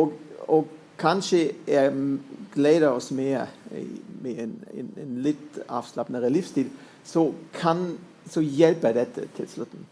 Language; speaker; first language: Norwegian; non-native, fluent; German